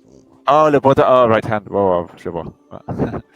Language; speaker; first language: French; non-native, learner; English